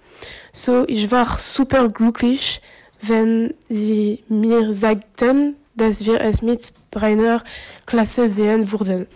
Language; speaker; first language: German; non-native, learner; French